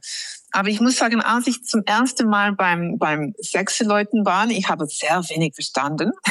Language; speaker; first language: German; non-native, fluent; English